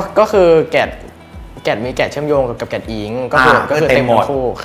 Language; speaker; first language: Thai; native; Thai